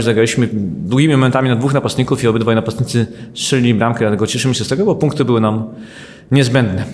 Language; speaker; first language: Polish; native; Polish